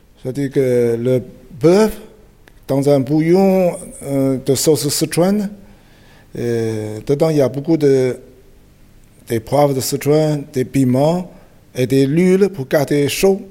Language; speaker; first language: French; non-native, fluent; Chinese